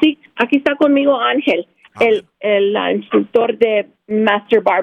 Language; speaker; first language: Spanish; early bilingual, heritage; Spanish